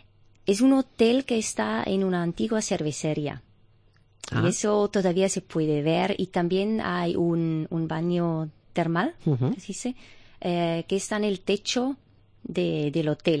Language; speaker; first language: Spanish; non-native, fluent; German